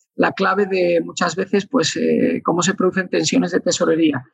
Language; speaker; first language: Spanish; native; Spanish